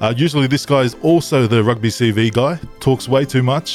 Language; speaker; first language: English; non-native, local second language; Tongan